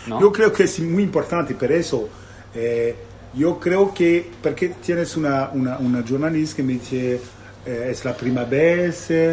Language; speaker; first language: Spanish; non-native, learner; Italian